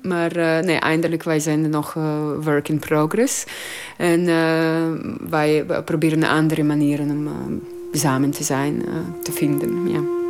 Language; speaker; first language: Dutch; non-native, learner; Croatian